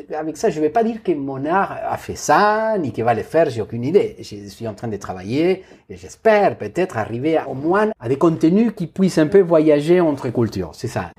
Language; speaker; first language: French; non-native, fluent; Spanish